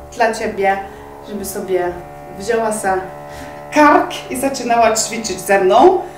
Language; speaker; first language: Polish; non-native, fluent; Norwegian